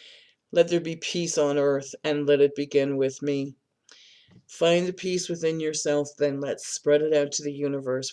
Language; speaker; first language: English; native; English